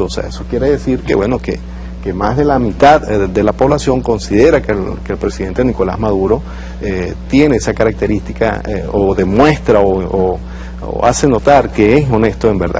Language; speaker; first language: Spanish; native; Spanish